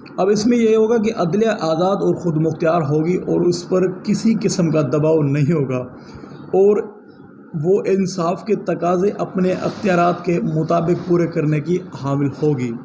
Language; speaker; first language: Urdu; non-native, local second language; Sindhi